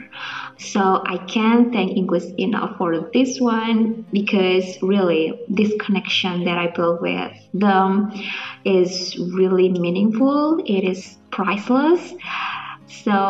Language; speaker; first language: English; non-native, fluent; Indonesian